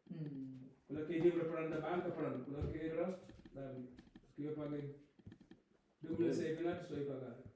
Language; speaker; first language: Italian; non-native, learner; Punjabi